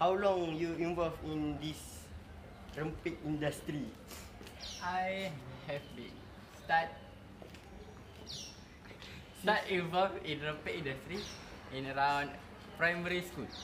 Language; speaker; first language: English; non-native, learner; Malay